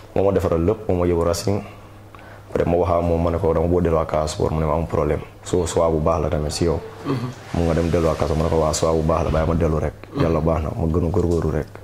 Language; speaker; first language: Wolof; non-native, local second language; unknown